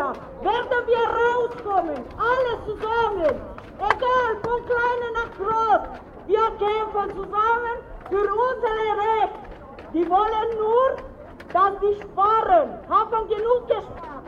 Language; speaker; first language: German; non-native, learner; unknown